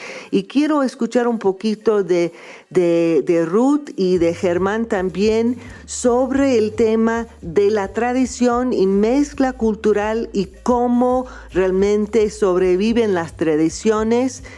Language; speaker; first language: Spanish; non-native, fluent; English